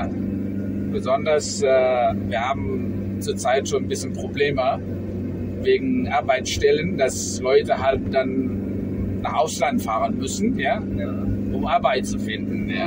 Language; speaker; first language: German; non-native, fluent; Indonesian